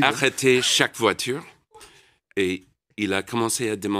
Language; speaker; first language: French; non-native, learner; English